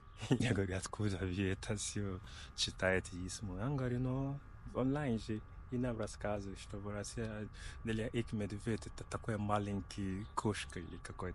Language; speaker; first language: Russian; non-native, learner; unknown